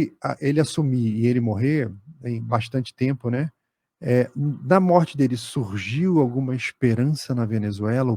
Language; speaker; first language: Portuguese; native; Portuguese